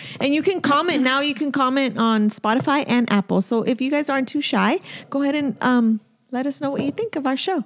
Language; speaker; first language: English; early bilingual, other home language; Spanish